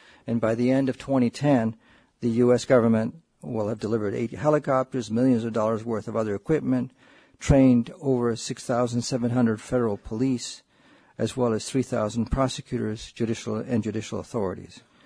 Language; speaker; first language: English; native; English